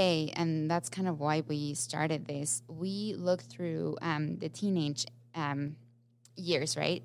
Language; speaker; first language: English; non-native, fluent; Spanish